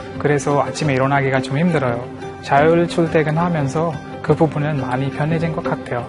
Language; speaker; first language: Korean; non-native, fluent; Sinhala